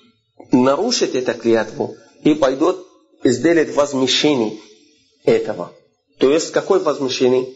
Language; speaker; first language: Russian; non-native, fluent; Arabic